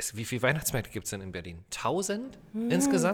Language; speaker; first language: German; native; German